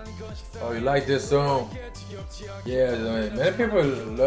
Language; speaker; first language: English; non-native, learner; Korean